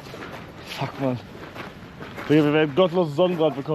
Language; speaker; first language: German; native; German